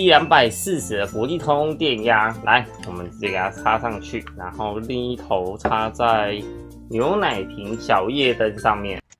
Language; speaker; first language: Chinese; native; Chinese